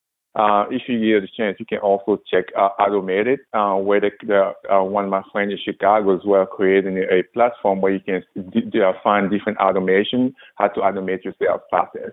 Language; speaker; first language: English; non-native, local second language; French